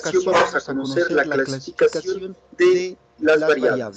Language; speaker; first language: Spanish; native; Spanish